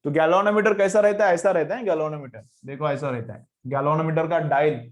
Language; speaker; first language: Hindi; non-native, local second language; Marathi